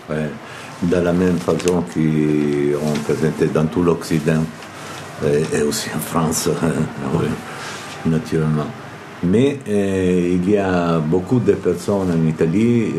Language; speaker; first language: French; non-native, fluent; Italian